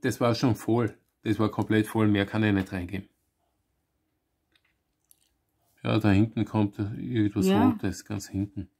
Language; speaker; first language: German; native; German